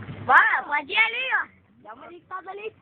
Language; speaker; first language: Portuguese; native; Portuguese